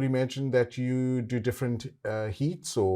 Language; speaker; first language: English; native; English